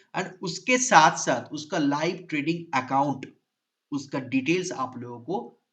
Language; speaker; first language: Hindi; non-native, local second language; Bangla